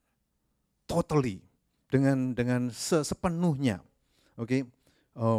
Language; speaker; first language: Indonesian; native; Indonesian